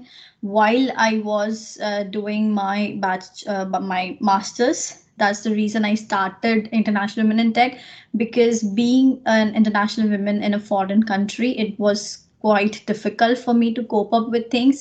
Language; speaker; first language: English; non-native, local second language; Marathi